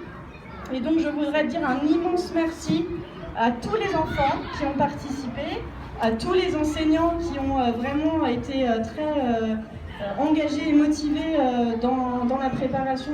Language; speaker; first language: French; native; French